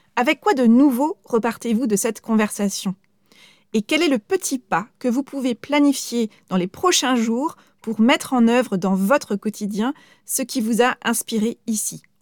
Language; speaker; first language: French; native; French